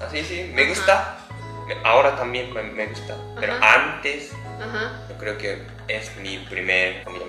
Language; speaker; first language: Spanish; non-native, learner; Japanese